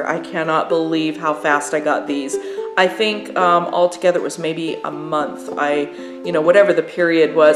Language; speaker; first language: English; native; English